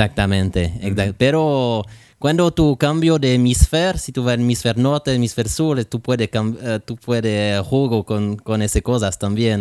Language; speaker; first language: Spanish; non-native, learner; French